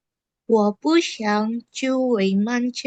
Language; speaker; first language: Chinese; non-native, learner; Indonesian